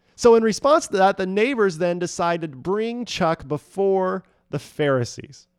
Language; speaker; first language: English; native; English